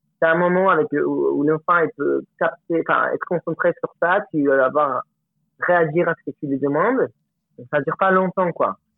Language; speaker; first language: French; non-native, fluent; Spanish